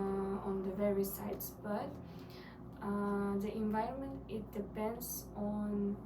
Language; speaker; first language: English; non-native, learner; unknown